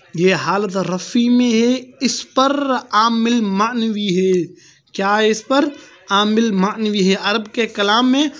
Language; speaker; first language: Urdu; non-native, local second language; Pashto